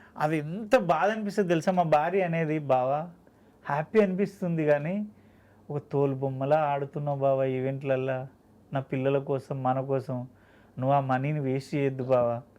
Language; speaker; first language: Telugu; native; Telugu